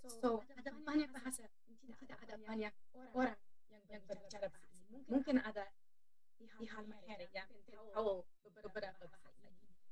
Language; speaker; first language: Indonesian; non-native, learner; English